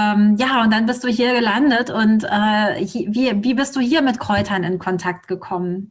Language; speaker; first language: German; native; German